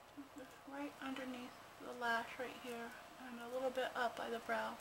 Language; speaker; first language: English; native; English